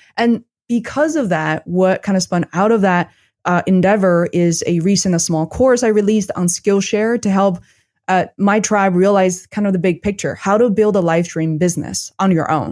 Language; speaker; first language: English; non-native, fluent; Chinese